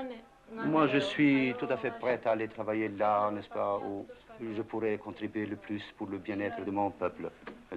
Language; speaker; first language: French; non-native, fluent; Albanian